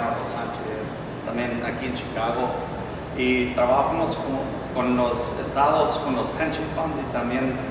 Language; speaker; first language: Spanish; early bilingual, heritage; Spanish